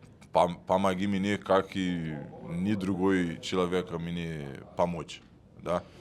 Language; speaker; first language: Russian; non-native, learner; Portuguese